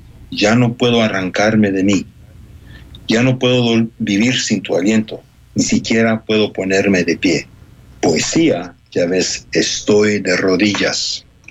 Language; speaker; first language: Spanish; native; Spanish